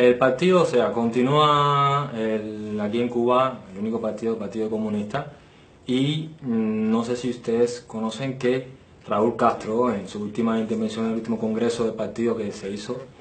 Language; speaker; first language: Spanish; native; Spanish